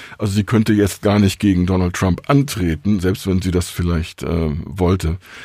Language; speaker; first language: German; native; German